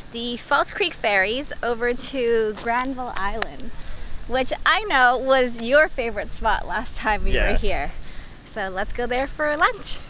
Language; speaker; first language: English; native; English